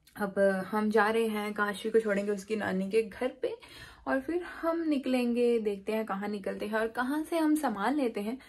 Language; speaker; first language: Hindi; non-native, local second language; Punjabi